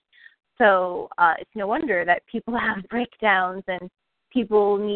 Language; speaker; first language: English; native; English